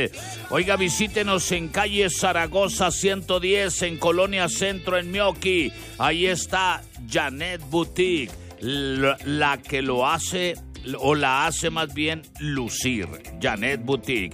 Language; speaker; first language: Spanish; native; Spanish